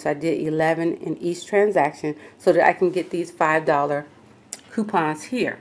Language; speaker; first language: English; native; English